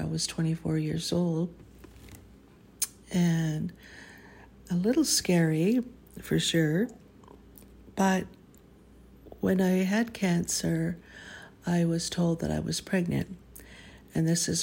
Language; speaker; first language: English; native; English